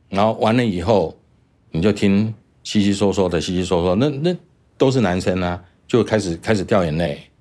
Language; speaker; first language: Chinese; native; Chinese